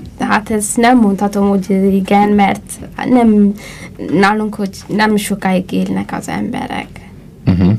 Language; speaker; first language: Hungarian; non-native, learner; Amharic